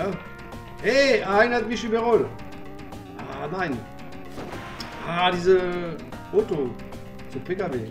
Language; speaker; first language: German; non-native, learner; French